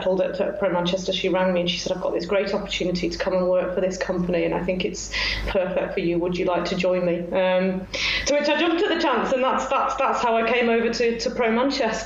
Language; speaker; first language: English; native; English